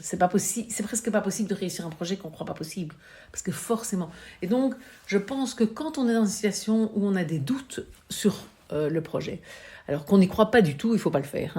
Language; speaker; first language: French; native; French